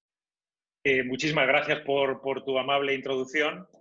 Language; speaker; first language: Spanish; native; Spanish